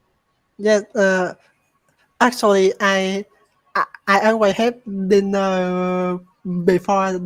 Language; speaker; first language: English; non-native, learner; Vietnamese